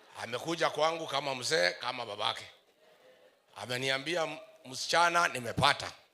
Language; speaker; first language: Swahili; non-native, local second language; Kikuyu